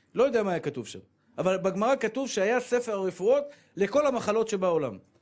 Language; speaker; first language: Hebrew; native; Hebrew